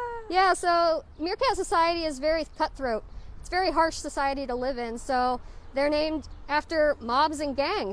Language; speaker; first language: English; native; English